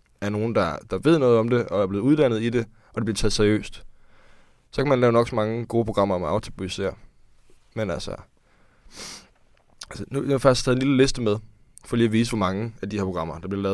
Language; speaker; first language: Danish; native; Danish